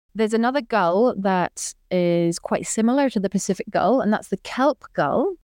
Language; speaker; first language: English; native; English